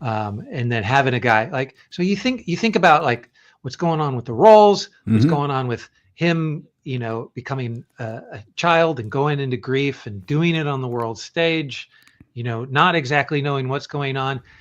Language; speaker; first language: English; native; English